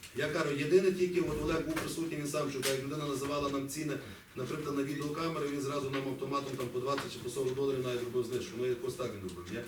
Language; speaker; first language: Ukrainian; native; Ukrainian